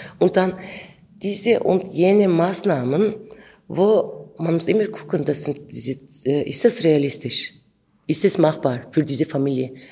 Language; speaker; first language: German; non-native, fluent; Turkish